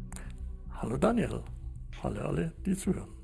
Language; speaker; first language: German; native; German